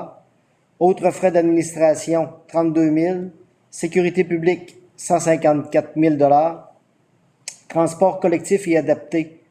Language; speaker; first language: French; native; French